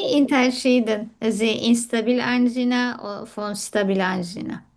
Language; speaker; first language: German; non-native, fluent; Turkish